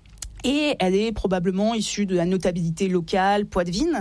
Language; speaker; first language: French; native; French